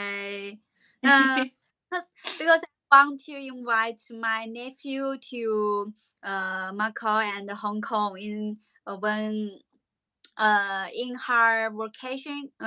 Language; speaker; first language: English; non-native, learner; Chinese